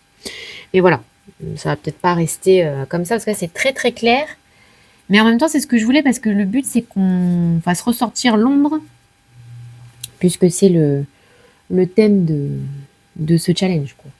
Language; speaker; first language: French; native; French